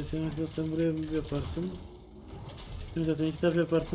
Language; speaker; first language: Turkish; native; Turkish